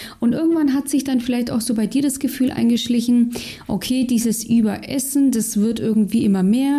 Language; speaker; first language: German; native; German